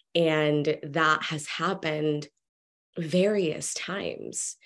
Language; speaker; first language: English; early bilingual, other home language; Spanish